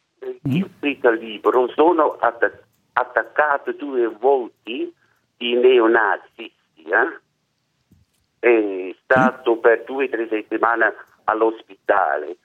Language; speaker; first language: Italian; non-native, learner; German